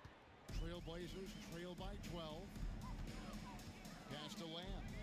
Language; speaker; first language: English; native; English